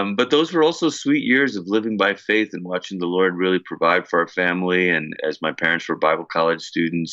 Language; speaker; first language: English; native; English